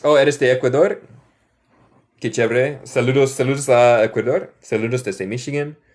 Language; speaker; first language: Spanish; non-native, learner; English